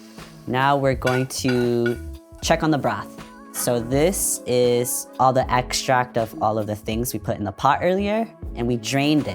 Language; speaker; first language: English; early bilingual, other home language; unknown